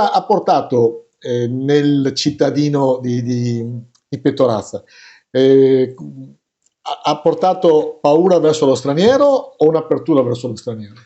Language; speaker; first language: Italian; native; Italian